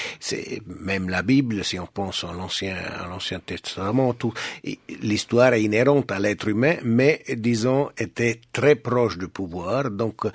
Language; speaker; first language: French; non-native, local second language; Italian